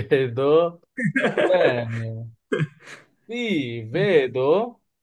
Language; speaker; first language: Italian; non-native, fluent; Bangla